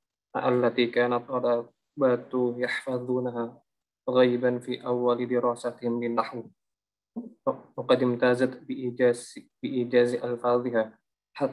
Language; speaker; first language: Arabic; non-native, learner; Indonesian